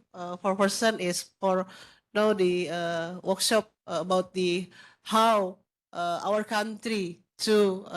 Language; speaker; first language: English; non-native, learner; Indonesian